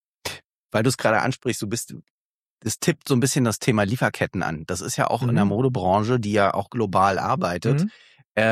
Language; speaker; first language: German; native; German